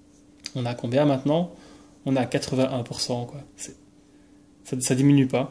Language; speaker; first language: French; native; French